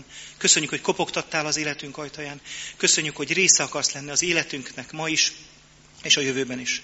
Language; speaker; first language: Hungarian; native; Hungarian